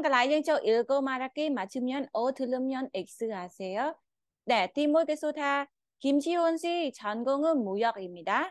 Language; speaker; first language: Korean; non-native, fluent; Khmer